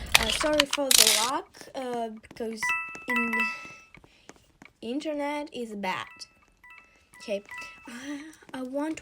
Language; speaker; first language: English; non-native, learner; Ukrainian